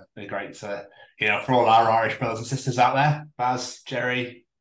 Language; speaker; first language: English; native; English